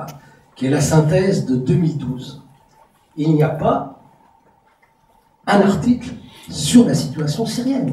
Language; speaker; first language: French; native; French